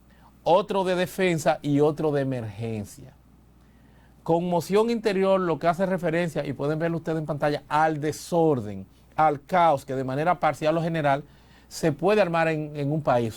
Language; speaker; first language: Spanish; native; Spanish